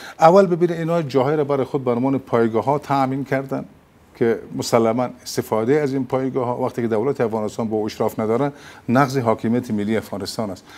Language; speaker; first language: Persian; native; Persian